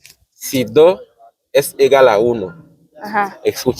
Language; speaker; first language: Spanish; non-native, fluent; Haitian Creole